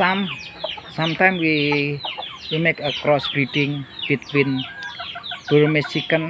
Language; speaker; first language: English; non-native, learner; Indonesian